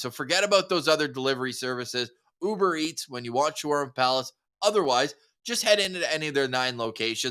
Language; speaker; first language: English; native; English